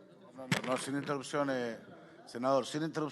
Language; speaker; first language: Spanish; native; Spanish